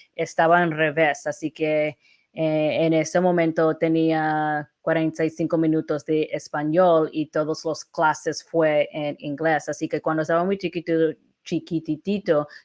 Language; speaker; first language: Spanish; non-native, learner; English